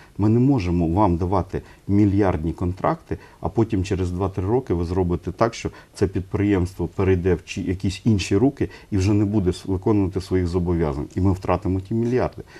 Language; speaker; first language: Ukrainian; non-native, local second language; Russian